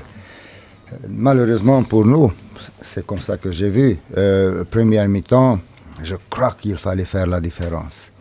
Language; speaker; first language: French; non-native, fluent; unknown